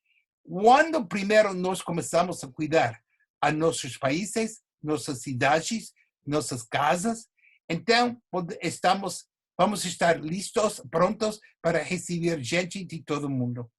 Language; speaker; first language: Portuguese; non-native, fluent; English